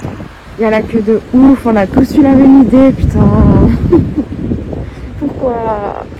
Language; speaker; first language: French; native; French